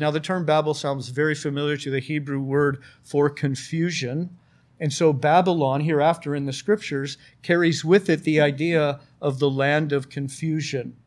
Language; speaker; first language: English; native; English